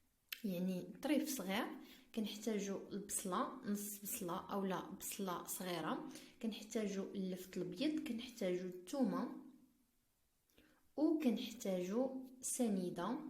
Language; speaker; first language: Arabic; native; Arabic